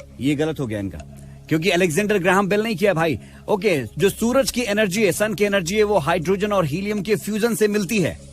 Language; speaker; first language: Hindi; native; Hindi